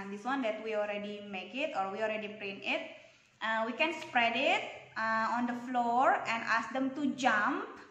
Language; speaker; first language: English; non-native, local second language; Indonesian